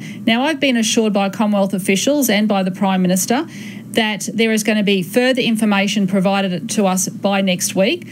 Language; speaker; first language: English; native; English